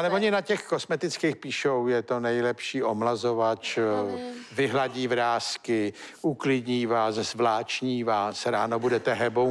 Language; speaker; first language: Czech; native; Czech